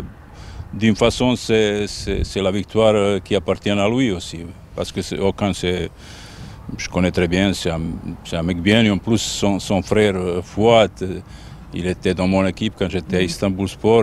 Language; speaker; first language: French; non-native, fluent; Bosnian